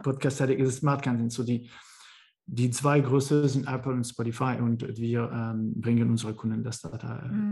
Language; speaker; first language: German; non-native, learner; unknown